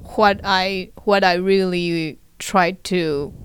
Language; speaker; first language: English; non-native, learner; Chinese